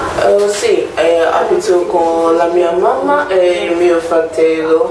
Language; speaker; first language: Italian; non-native, learner; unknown